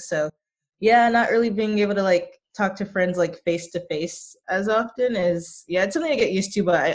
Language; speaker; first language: English; native; English